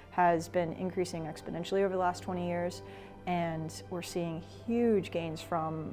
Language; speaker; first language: English; native; English